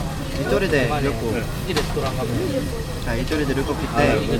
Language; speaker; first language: Japanese; non-native, learner; Korean